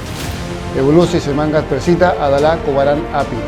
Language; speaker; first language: Indonesian; non-native, fluent; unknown